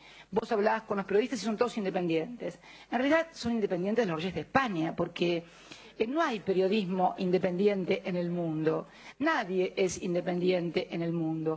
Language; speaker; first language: Spanish; native; Spanish